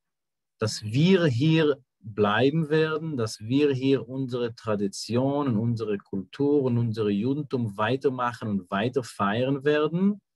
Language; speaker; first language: German; non-native, fluent; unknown